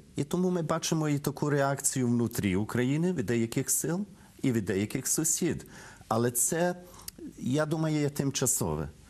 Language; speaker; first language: Ukrainian; early bilingual, heritage; Ukrainian